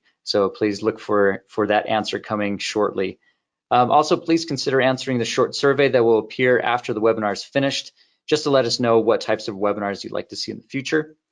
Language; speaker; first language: English; native; English